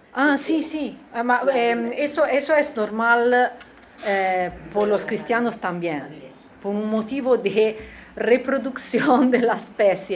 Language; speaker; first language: Spanish; non-native, learner; Italian